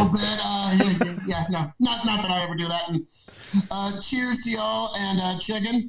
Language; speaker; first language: English; native; English